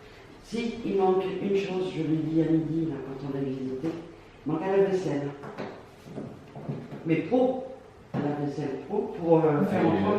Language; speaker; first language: French; native; French